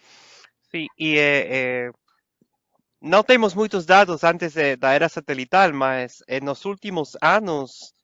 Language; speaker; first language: Portuguese; non-native, fluent; Spanish